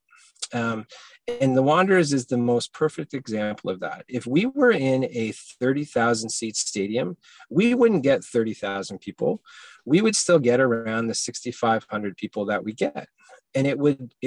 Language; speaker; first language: English; native; English